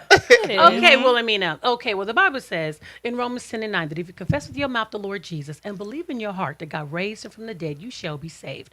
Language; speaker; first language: English; native; English